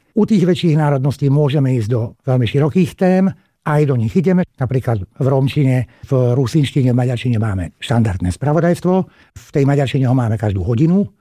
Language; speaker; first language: Slovak; non-native, local second language; Hungarian